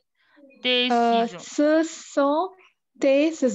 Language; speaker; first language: French; non-native, learner; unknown